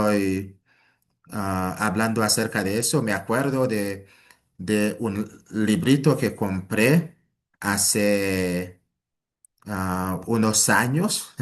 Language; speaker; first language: Spanish; non-native, fluent; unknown